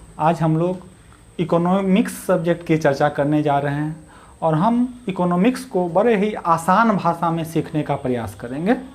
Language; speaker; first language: Hindi; native; Hindi